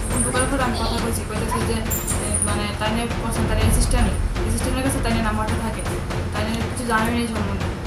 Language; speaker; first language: Bangla; native; Bangla